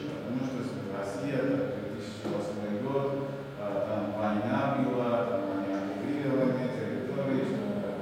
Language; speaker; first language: Russian; non-native, learner; Bulgarian